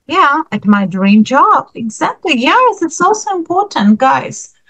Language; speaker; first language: English; non-native, fluent; Ukrainian